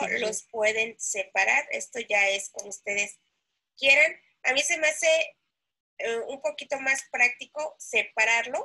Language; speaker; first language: Spanish; native; Spanish